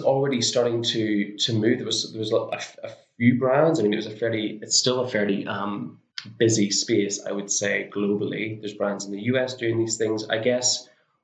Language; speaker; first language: English; native; English